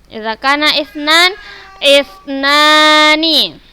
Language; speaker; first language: Arabic; non-native, fluent; Indonesian